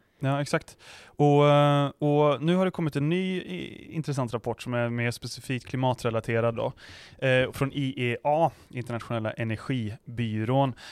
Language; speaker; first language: Swedish; native; Swedish